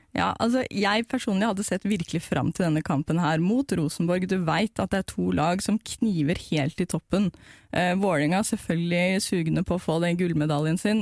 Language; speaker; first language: Norwegian; native; Norwegian